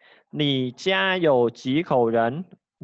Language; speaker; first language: Chinese; non-native, fluent; Khmer